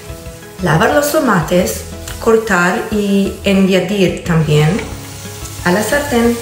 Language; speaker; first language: Spanish; non-native, learner; Hebrew